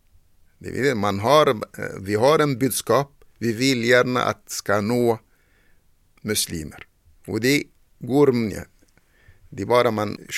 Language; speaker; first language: Swedish; non-native, fluent; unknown